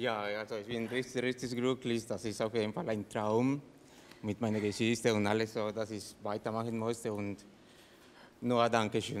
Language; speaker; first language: German; non-native, learner; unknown